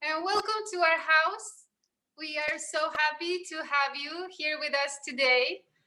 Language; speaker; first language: English; non-native, fluent; Portuguese